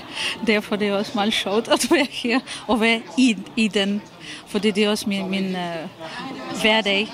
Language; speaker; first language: Danish; non-native, fluent; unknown